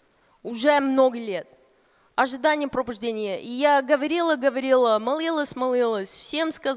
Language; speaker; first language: Russian; non-native, fluent; English